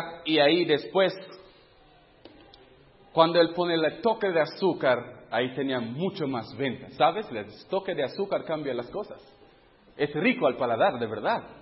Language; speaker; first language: Spanish; non-native, fluent; English